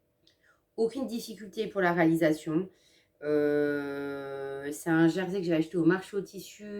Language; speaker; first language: French; native; French